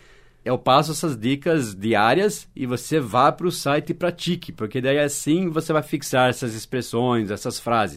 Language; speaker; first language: Portuguese; non-native, fluent; English